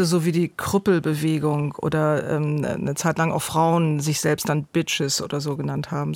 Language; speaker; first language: German; native; German